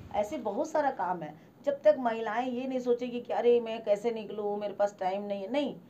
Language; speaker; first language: Hindi; native; Hindi